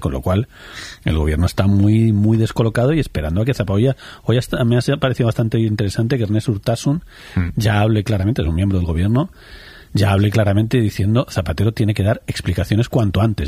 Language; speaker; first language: Spanish; native; Spanish